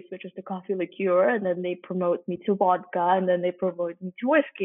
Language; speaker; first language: English; non-native, local second language; Cantonese